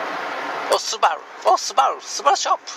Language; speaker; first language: English; non-native, learner; Japanese